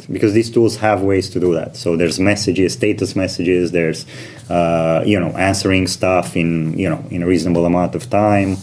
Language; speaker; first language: English; non-native, fluent; Romanian